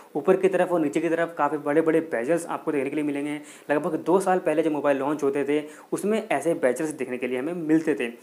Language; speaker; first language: Hindi; native; Hindi